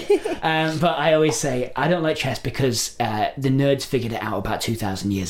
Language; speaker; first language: English; native; English